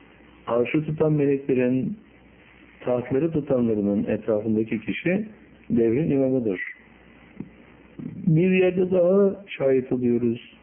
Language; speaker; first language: Turkish; native; Turkish